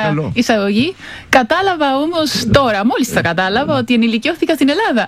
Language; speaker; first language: Greek; non-native, fluent; Spanish